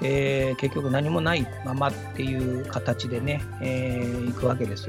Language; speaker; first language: Japanese; native; Japanese